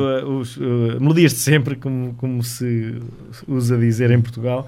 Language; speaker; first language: Portuguese; native; Portuguese